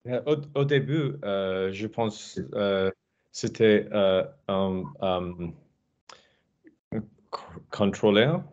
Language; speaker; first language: French; non-native, learner; English